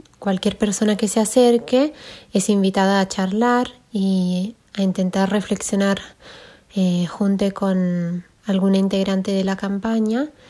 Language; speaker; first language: Spanish; non-native, fluent; German